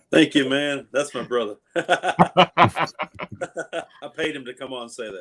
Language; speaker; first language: English; native; English